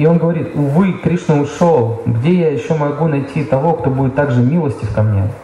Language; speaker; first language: Russian; native; Russian